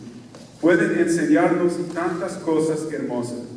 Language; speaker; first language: Spanish; non-native, fluent; English